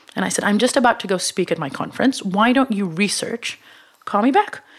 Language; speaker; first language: English; non-native, fluent; Hebrew